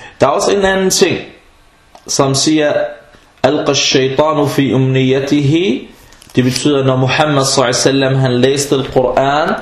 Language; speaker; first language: Danish; early bilingual, other home language; Arabic